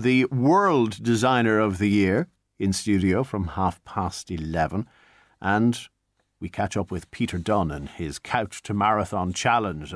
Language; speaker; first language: English; native; English